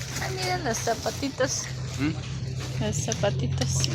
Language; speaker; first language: Spanish; non-native, learner; Armenian